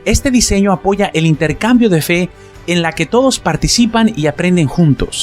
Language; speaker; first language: Spanish; native; Spanish